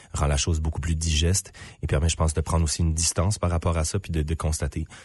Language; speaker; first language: French; native; French